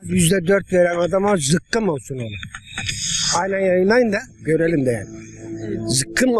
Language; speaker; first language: Turkish; native; Turkish